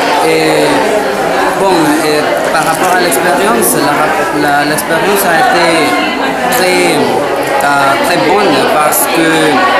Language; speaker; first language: French; non-native, fluent; Spanish